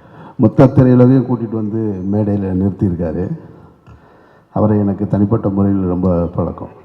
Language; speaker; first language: Tamil; native; Tamil